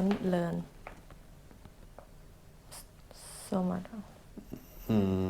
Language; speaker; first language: English; non-native, learner; Thai